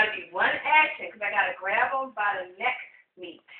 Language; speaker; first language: English; native; English